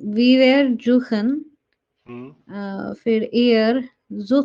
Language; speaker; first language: German; non-native, learner; Hindi